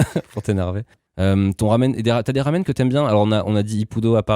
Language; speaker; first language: French; native; French